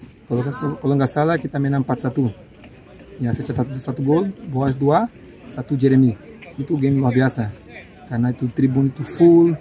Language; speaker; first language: Indonesian; non-native, fluent; Portuguese